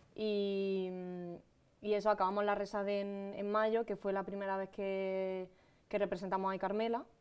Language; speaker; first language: Spanish; native; Spanish